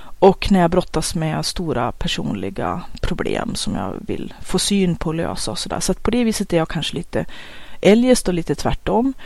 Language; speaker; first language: Swedish; native; Swedish